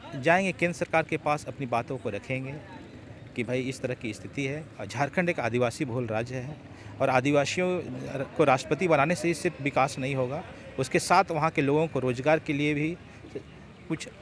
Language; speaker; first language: Hindi; native; Hindi